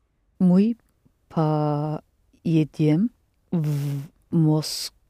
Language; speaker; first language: Russian; non-native, learner; English